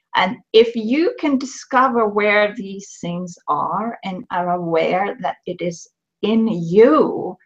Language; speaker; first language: English; non-native, fluent; Swedish